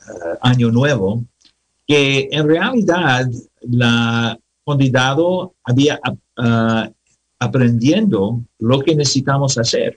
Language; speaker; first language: Spanish; non-native, learner; English